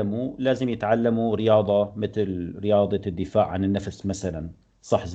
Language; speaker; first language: Arabic; native; Arabic